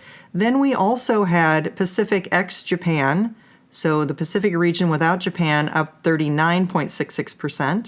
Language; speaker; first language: English; native; English